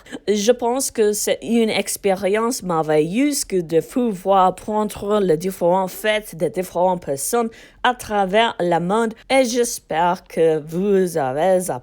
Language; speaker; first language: French; non-native, learner; English